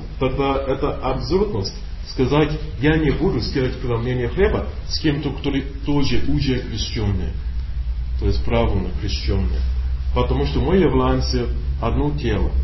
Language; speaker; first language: Russian; non-native, learner; English